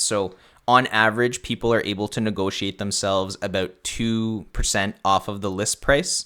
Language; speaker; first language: English; native; English